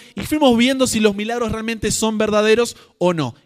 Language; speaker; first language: Spanish; native; Spanish